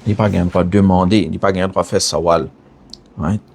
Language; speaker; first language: French; non-native, learner; Morisyen